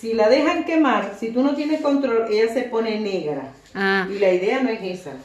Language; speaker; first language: Spanish; native; Spanish